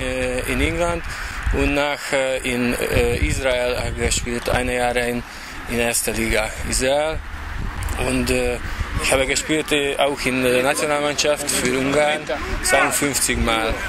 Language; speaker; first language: German; non-native, learner; Hungarian